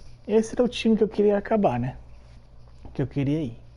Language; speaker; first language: Portuguese; early bilingual, heritage; Portuguese